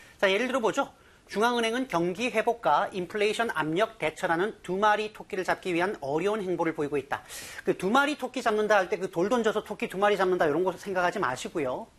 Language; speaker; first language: Korean; native; Korean